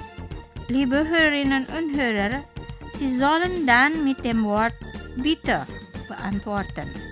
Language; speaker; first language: German; non-native, fluent; Indonesian